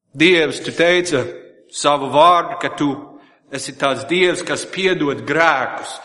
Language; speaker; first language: Latvian; non-native, fluent; English